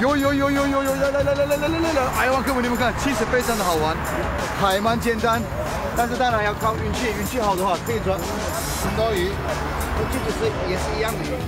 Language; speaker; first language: Chinese; non-native, fluent; Turkish